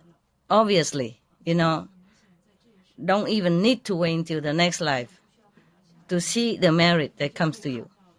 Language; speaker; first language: English; non-native, fluent; Vietnamese